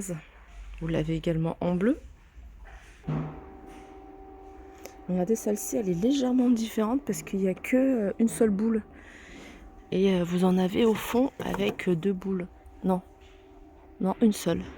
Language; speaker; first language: French; native; French